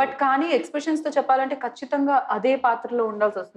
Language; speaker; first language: Telugu; native; Telugu